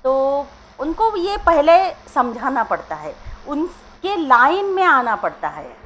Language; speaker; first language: Hindi; non-native, local second language; Marathi